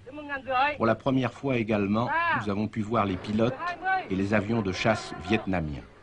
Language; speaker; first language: French; native; French